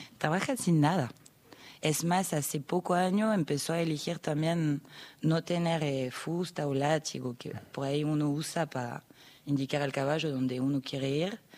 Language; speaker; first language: Spanish; non-native, fluent; French